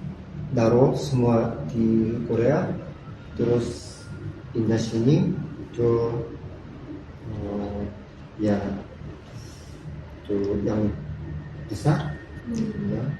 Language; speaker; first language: Indonesian; non-native, learner; Korean